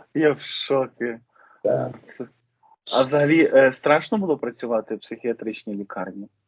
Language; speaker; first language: Ukrainian; native; Ukrainian